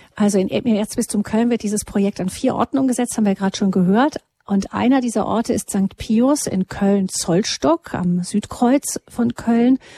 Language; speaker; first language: German; native; German